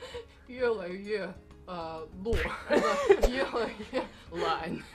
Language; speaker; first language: Chinese; non-native, fluent; Russian